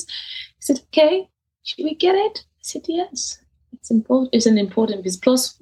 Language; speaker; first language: English; non-native, local second language; Igbo